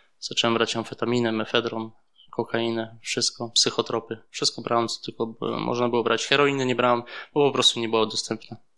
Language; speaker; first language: Polish; early bilingual, heritage; Polish